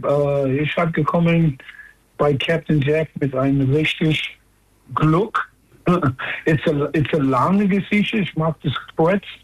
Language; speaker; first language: German; non-native, learner; English